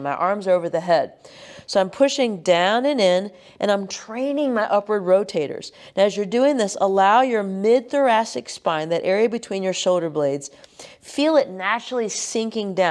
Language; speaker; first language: English; native; English